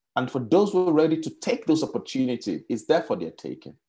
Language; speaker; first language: English; non-native, local second language; Yoruba